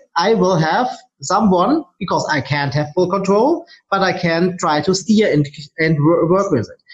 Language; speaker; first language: English; non-native, fluent; German